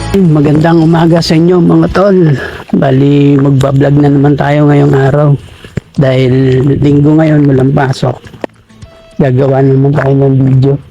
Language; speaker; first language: Filipino; native; Filipino